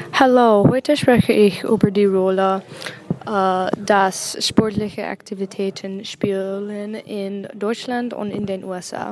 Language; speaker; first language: German; non-native, learner; English